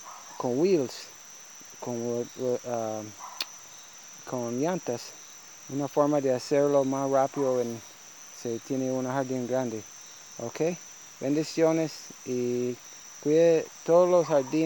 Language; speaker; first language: Spanish; non-native, learner; English